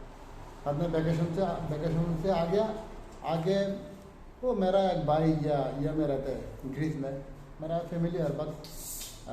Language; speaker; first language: Hindi; non-native, learner; Bangla